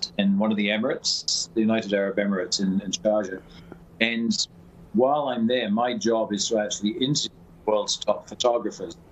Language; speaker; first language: English; native; English